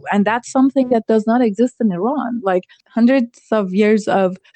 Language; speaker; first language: English; non-native, fluent; Persian